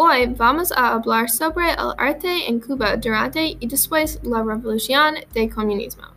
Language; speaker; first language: Spanish; non-native, learner; English